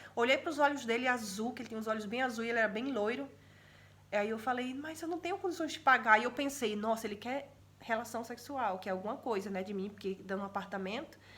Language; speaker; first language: Portuguese; native; Portuguese